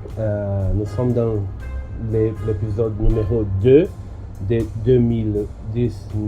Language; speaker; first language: French; non-native, learner; Portuguese